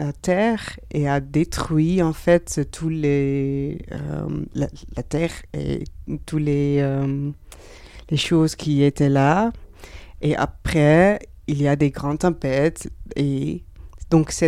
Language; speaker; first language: French; non-native, learner; Dutch